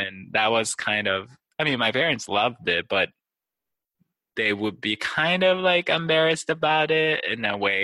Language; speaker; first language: English; non-native, fluent; Japanese